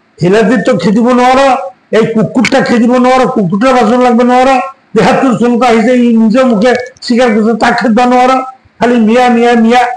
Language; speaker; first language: Assamese; non-native, local second language; Bangla